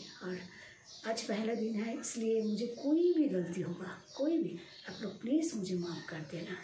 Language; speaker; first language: Hindi; non-native, local second language; Bangla